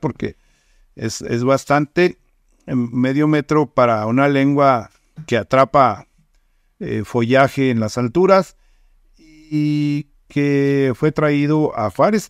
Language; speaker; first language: Spanish; native; Spanish